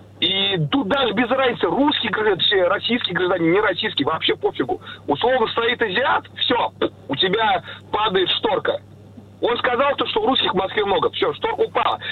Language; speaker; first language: Russian; native; Russian